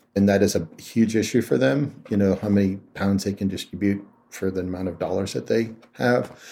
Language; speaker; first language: English; native; English